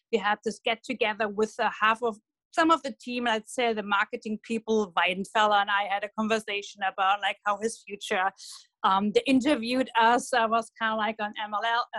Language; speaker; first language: English; non-native, fluent; German